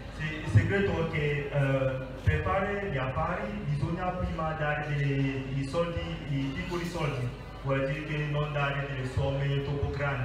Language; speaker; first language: Italian; non-native, fluent; French